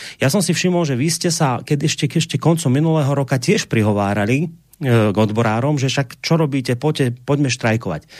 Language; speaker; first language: Slovak; native; Slovak